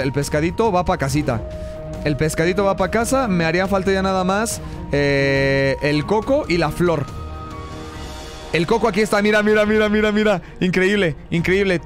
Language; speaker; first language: Spanish; native; Spanish